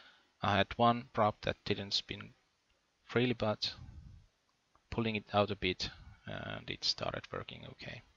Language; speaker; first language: English; non-native, fluent; Finnish